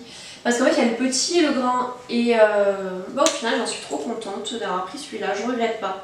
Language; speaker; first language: French; native; French